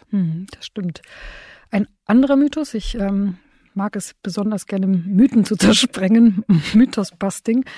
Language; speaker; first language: German; early bilingual, other home language; Romanian